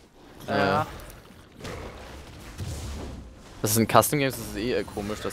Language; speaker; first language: German; native; German